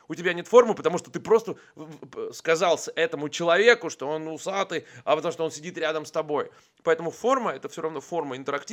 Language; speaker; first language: Russian; native; Russian